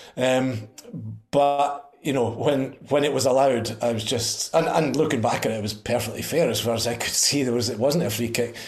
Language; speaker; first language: English; native; English